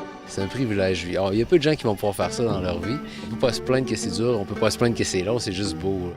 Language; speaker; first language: French; native; French